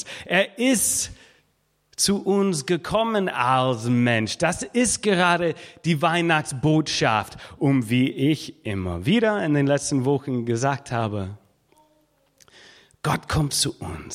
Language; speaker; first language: German; non-native, fluent; English